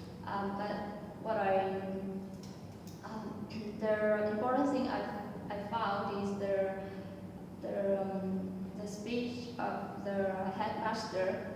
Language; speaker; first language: English; non-native, fluent; Vietnamese